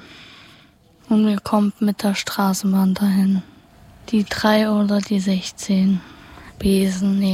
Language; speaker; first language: German; native; German